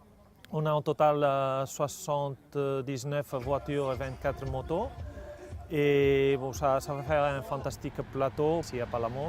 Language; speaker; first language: French; non-native, fluent; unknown